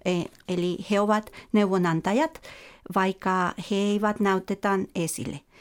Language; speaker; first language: Finnish; non-native, fluent; Spanish